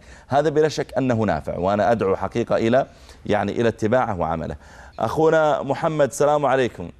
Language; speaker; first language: Arabic; native; Arabic